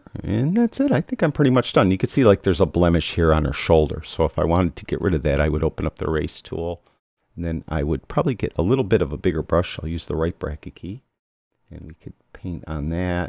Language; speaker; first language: English; native; English